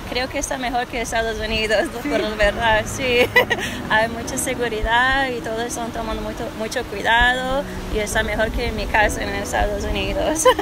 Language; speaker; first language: Spanish; non-native, learner; English